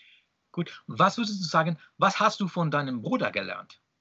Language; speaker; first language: German; non-native, learner; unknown